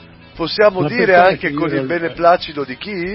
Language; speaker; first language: Italian; native; Italian